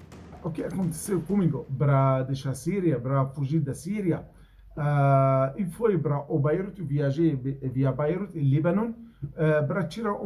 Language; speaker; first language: Portuguese; non-native, learner; Arabic